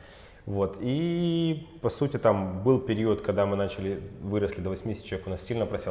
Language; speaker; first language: Russian; native; Russian